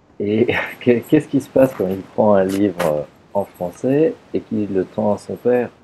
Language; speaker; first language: French; native; French